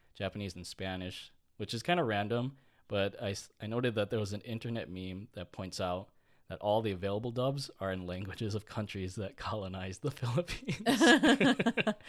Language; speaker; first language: English; early bilingual, other home language; Filipino